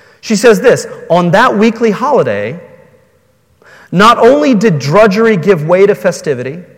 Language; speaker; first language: English; native; English